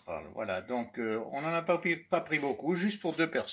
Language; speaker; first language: French; native; French